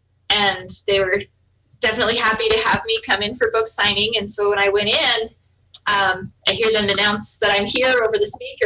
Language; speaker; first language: English; non-native, fluent; German